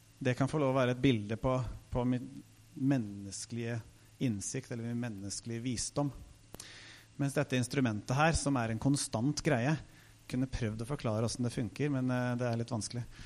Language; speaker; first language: Norwegian; native; Norwegian